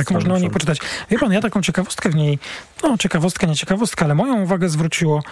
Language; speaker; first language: Polish; native; Polish